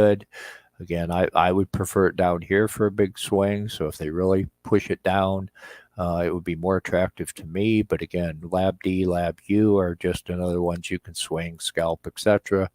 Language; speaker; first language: English; native; English